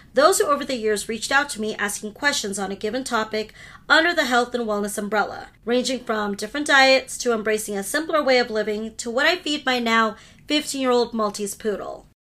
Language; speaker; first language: English; early bilingual, other home language; Hindi